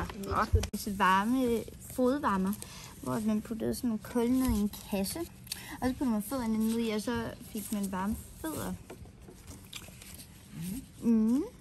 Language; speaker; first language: Danish; native; Danish